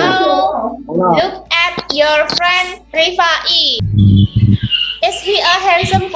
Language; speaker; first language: English; non-native, learner; Indonesian